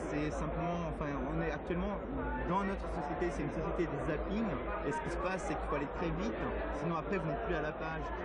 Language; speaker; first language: French; native; French